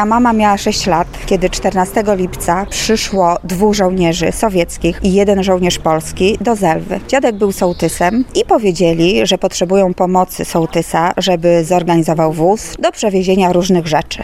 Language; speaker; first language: Polish; native; Polish